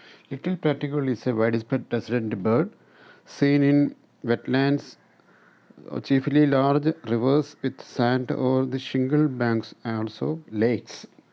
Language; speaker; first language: English; non-native, local second language; Malayalam